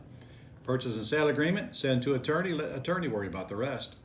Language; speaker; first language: English; native; English